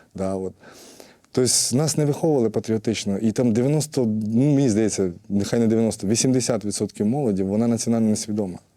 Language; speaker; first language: Ukrainian; native; Ukrainian